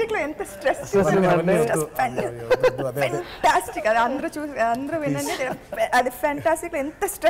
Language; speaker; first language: Telugu; non-native, fluent; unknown